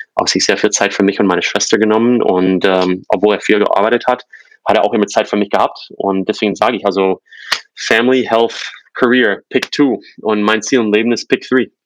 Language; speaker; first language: German; non-native, fluent; English